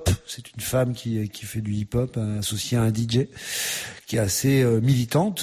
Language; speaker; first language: French; native; French